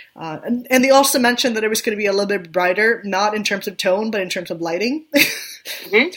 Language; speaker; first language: English; non-native, fluent; Swedish